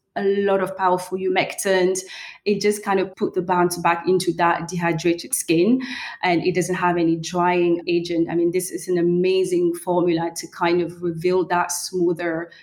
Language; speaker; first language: English; non-native, fluent; French